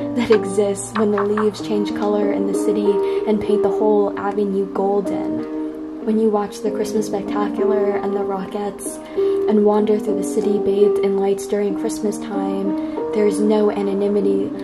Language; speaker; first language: English; native; English